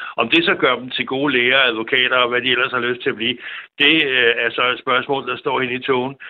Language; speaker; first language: Danish; native; Danish